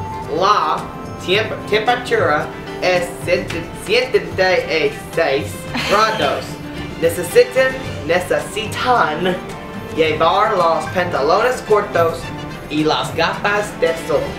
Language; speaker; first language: Spanish; non-native, learner; English